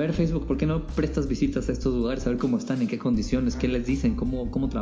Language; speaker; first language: Spanish; native; Spanish